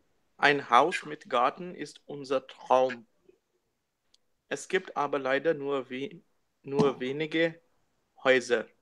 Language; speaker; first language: German; non-native, learner; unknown